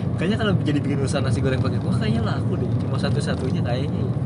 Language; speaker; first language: Indonesian; non-native, local second language; Sundanese